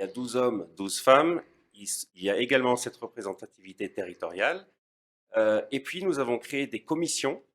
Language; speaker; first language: French; native; French